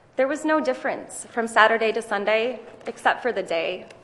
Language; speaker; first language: English; native; English